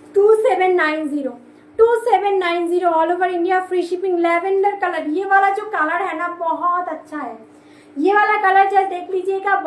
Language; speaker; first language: Hindi; non-native, local second language; Bangla